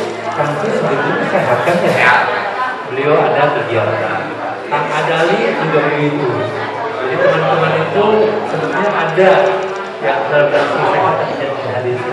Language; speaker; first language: Indonesian; non-native, local second language; Sundanese